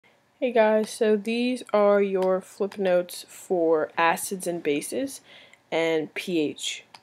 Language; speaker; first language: English; native; English